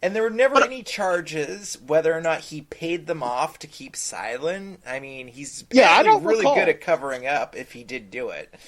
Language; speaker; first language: English; native; English